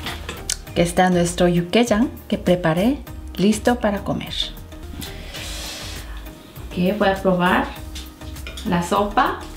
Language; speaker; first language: Spanish; non-native, fluent; Korean